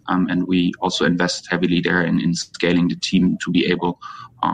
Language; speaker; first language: English; non-native, fluent; German